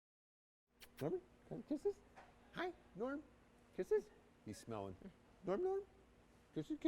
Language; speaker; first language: English; native; English